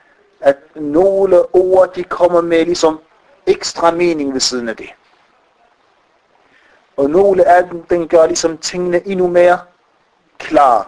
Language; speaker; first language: Danish; non-native, fluent; Arabic